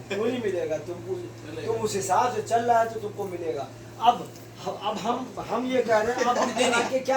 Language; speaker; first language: Hindi; native; Hindi